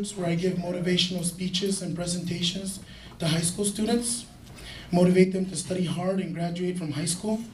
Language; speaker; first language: English; early bilingual, other home language; Spanish